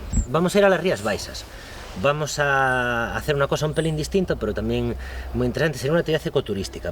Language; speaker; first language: Spanish; native; Spanish